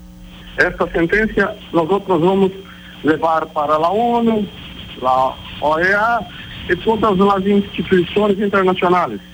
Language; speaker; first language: Spanish; non-native, learner; Portuguese